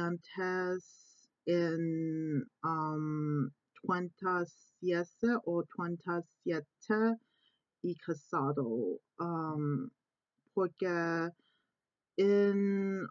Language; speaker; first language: Spanish; non-native, learner; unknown